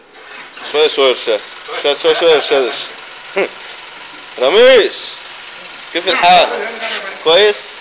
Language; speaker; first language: Arabic; non-native, learner; Tamil